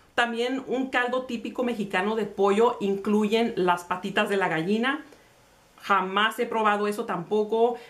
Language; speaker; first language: Spanish; early bilingual, heritage; Spanish